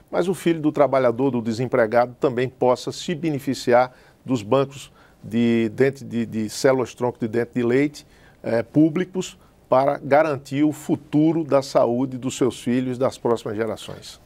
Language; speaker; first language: Portuguese; native; Portuguese